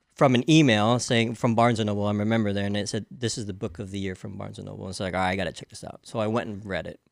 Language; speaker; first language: English; native; English